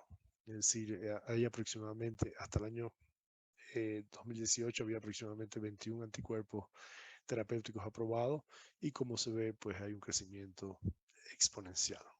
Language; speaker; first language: Spanish; native; Spanish